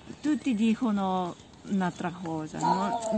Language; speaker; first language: Italian; non-native, learner; Japanese